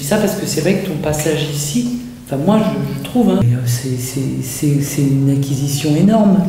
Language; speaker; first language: French; native; French